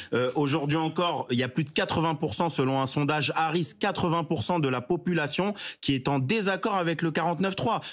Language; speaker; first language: French; native; French